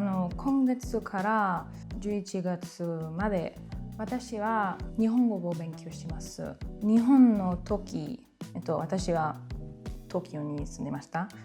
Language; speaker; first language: Japanese; non-native, learner; German